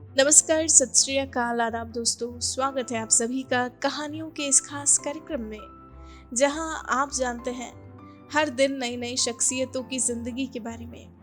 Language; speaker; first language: Hindi; native; Hindi